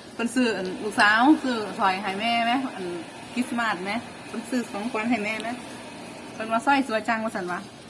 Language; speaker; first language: Thai; native; Thai